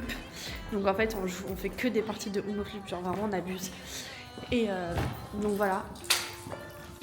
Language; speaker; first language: French; native; French